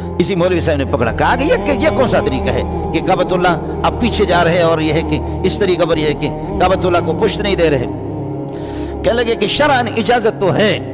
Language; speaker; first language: Urdu; non-native, local second language; Baluchi